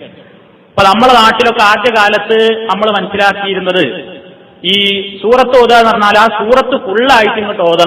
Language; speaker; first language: Malayalam; native; Malayalam